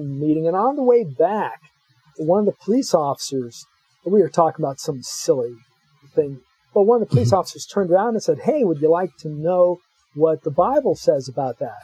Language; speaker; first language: English; native; English